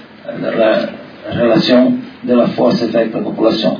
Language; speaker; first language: French; non-native, learner; Portuguese